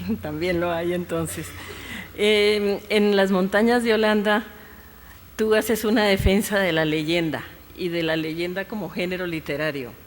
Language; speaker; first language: Spanish; native; Spanish